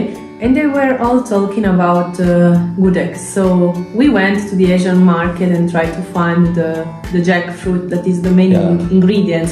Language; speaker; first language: English; non-native, fluent; Italian